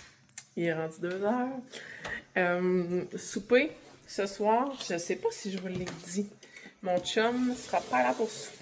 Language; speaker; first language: French; native; French